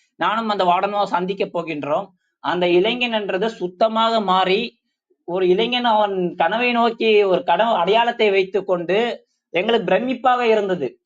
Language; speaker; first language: Tamil; non-native, local second language; Urdu